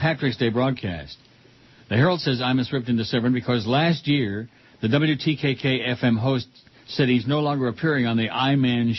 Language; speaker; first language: English; native; English